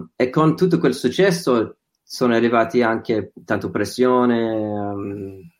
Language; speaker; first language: Italian; non-native, fluent; English